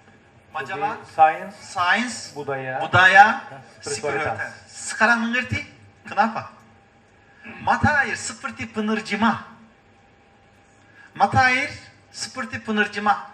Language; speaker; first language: Indonesian; non-native, learner; Turkish